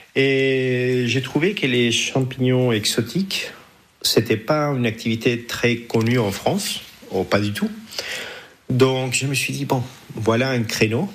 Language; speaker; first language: French; non-native, fluent; Spanish